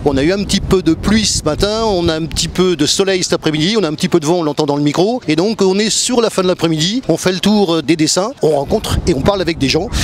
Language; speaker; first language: French; native; French